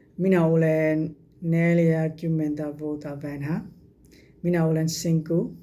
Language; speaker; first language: Finnish; non-native, learner; Burmese